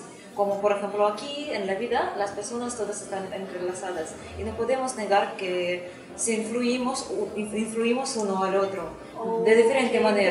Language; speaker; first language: Spanish; non-native, fluent; Russian